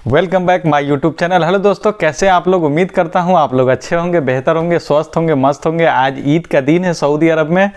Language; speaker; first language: Hindi; native; Hindi